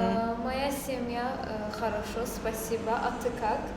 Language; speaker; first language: Russian; non-native, learner; Azerbaijani